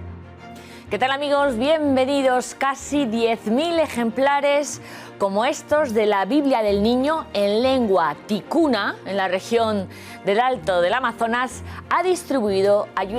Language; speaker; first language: Spanish; native; Spanish